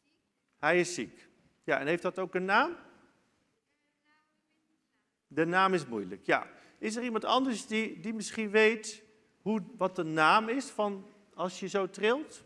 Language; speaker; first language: Dutch; native; Dutch